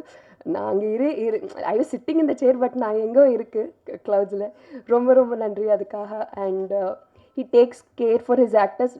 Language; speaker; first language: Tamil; non-native, local second language; Telugu